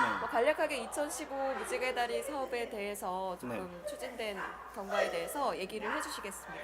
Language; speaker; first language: Korean; native; Korean